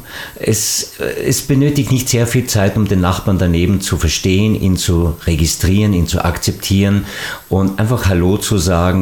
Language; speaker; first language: German; native; German